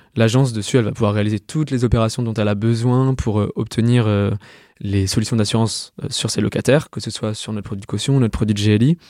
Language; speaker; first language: French; native; French